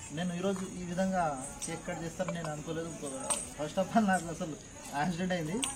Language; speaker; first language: Telugu; non-native, local second language; Lambadi